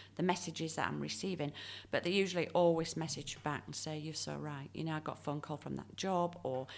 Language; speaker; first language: English; native; English